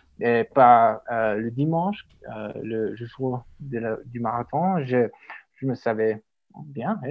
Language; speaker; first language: French; non-native, learner; English